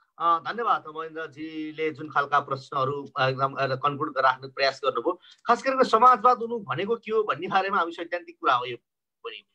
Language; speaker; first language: Nepali; native; Nepali